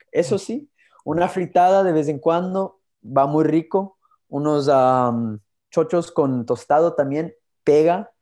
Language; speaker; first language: Spanish; early bilingual, heritage; Spanish